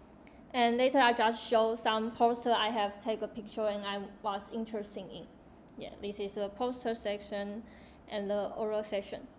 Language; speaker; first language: English; non-native, learner; Chinese